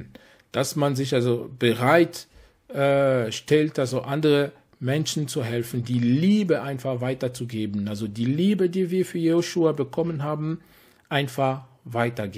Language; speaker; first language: German; non-native, fluent; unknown